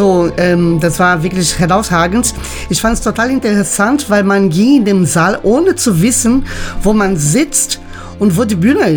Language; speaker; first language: German; native; German